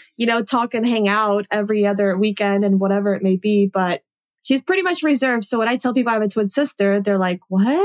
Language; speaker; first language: English; early bilingual, other home language; Polish